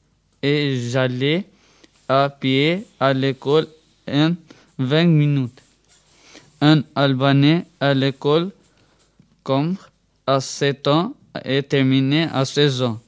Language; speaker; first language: French; non-native, learner; Albanian